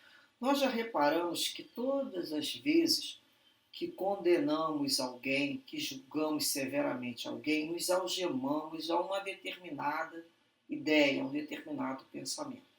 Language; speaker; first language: Portuguese; native; Portuguese